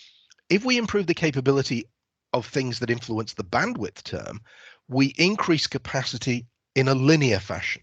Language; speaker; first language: English; native; English